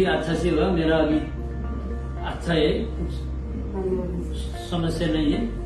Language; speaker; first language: Hindi; non-native, learner; Nepali